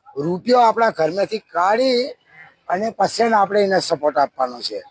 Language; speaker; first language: Gujarati; non-native, local second language; Rathawi